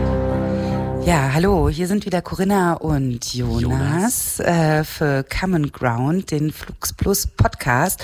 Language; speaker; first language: German; native; German